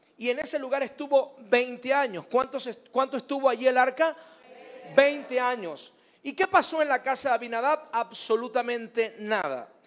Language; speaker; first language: Spanish; native; Spanish